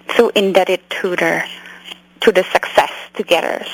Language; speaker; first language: English; early bilingual, other home language; Khmer